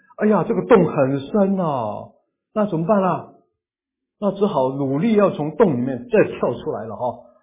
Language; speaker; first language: Chinese; non-native, local second language; Cantonese